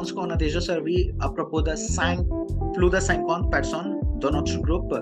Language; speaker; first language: French; non-native, local second language; Hindi